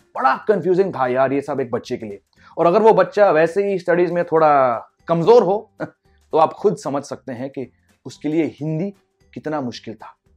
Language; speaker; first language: Hindi; non-native, local second language; English